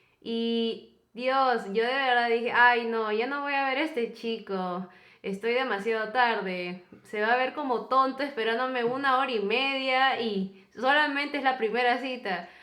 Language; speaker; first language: Spanish; native; Spanish